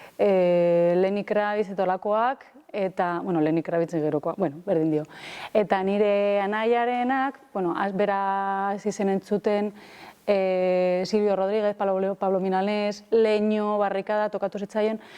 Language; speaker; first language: Basque; non-native, local second language; Spanish